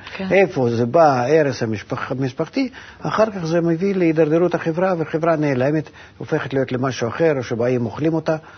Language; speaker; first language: Hebrew; non-native, fluent; Russian